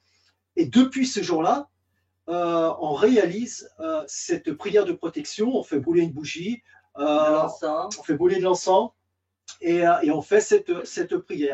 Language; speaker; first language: French; native; French